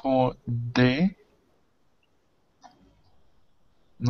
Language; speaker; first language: Spanish; non-native, learner; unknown